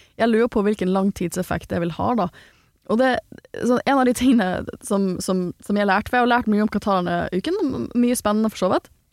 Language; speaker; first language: Norwegian; native; Norwegian